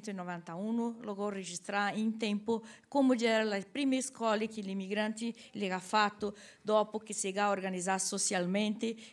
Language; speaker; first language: Italian; non-native, learner; Portuguese